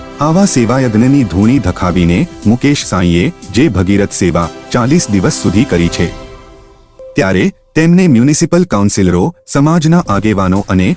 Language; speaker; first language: Gujarati; native; Gujarati